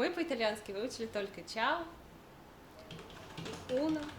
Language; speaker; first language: Russian; native; Russian